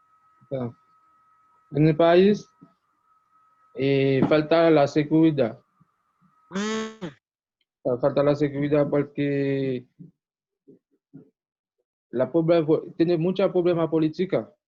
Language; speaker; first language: Spanish; non-native, learner; Haitian Creole